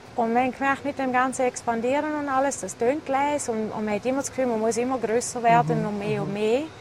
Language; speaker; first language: German; native; German